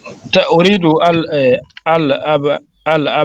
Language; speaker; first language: Arabic; non-native, learner; French